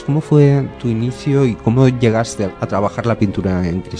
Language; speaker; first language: Spanish; native; Spanish